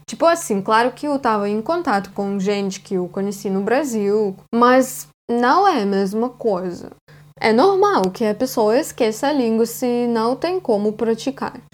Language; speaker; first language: Portuguese; non-native, fluent; Russian